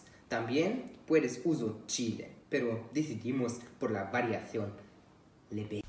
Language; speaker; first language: Spanish; non-native, learner; German